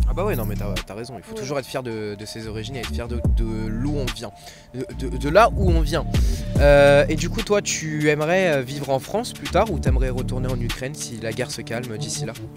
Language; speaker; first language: French; native; French